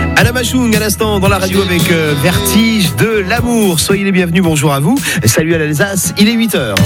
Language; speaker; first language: French; native; French